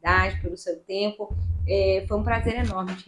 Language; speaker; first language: Portuguese; native; Portuguese